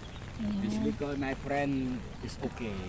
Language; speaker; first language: English; non-native, learner; Javanese